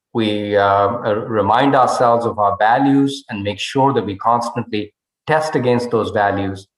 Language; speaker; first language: English; non-native, local second language; Hindi